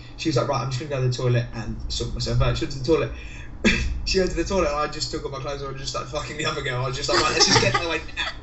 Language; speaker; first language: English; native; English